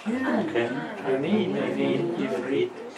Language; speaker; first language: Hebrew; non-native, learner; English